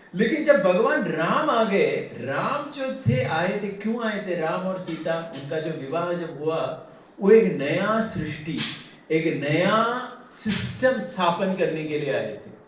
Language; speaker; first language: Hindi; non-native, local second language; Tamil